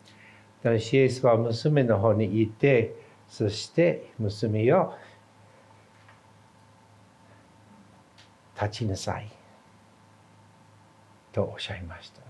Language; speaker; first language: Japanese; non-native, fluent; English